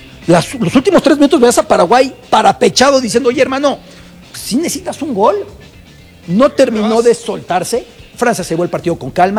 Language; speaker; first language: Spanish; native; Spanish